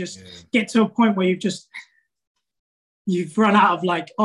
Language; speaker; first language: English; native; English